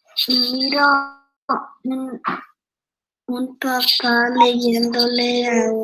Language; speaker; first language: Spanish; early bilingual, heritage; Spanish